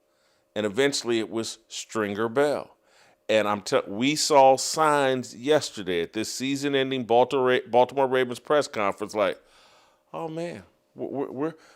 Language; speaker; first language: English; native; English